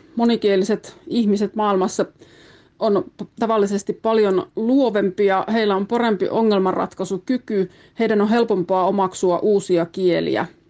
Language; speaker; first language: Finnish; native; Finnish